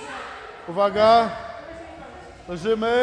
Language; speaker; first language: Polish; native; Polish